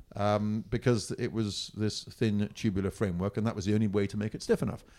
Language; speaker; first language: English; non-native, fluent; Italian